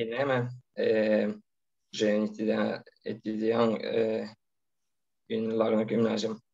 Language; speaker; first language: French; non-native, learner; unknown